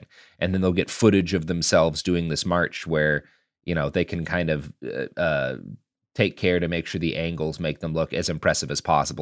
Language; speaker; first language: English; native; English